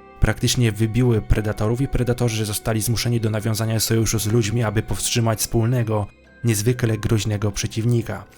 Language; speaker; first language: Polish; native; Polish